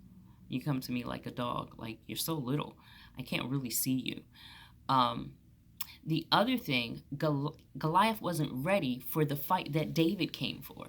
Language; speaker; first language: English; native; English